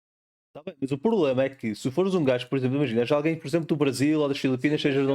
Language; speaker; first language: Portuguese; native; Portuguese